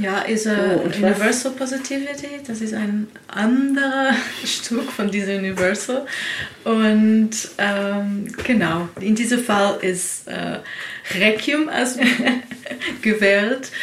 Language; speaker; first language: German; non-native, learner; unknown